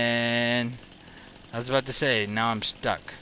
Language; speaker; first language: English; native; English